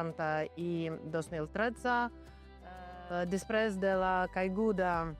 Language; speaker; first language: Catalan; non-native, learner; Ukrainian